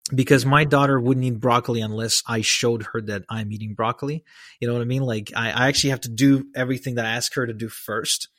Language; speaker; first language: English; early bilingual, other home language; Hebrew